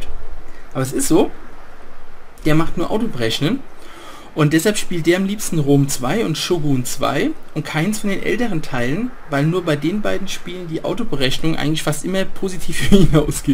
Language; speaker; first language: German; native; German